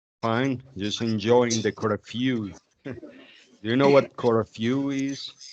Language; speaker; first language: English; non-native, fluent; Spanish